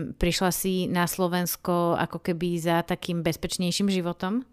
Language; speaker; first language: Slovak; native; Slovak